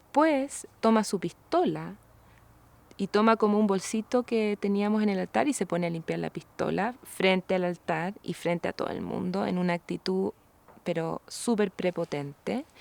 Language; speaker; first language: Spanish; native; Spanish